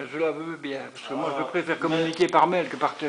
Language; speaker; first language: French; native; French